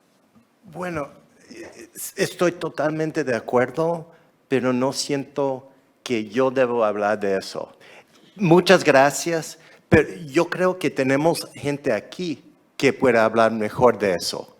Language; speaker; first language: Spanish; non-native, fluent; English